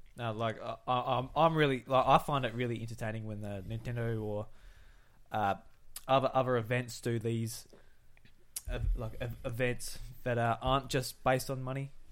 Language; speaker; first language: English; native; English